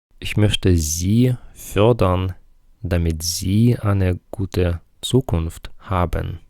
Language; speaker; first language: German; non-native, fluent; Ukrainian